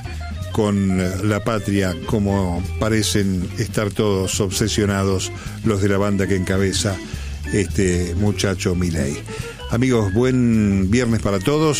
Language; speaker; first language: Spanish; native; Spanish